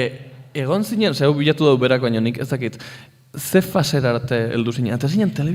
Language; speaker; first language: Basque; native; Basque